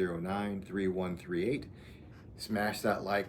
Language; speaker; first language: English; native; English